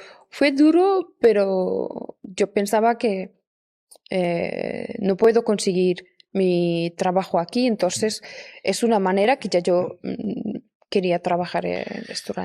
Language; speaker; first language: Spanish; non-native, fluent; Persian